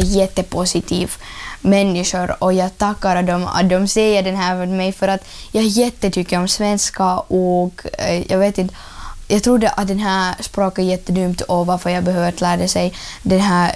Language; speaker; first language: Swedish; non-native, learner; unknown